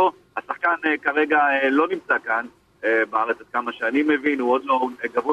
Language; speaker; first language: Hebrew; native; Hebrew